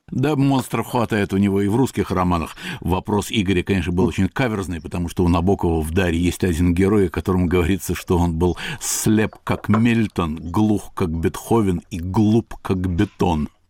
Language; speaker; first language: Russian; native; Russian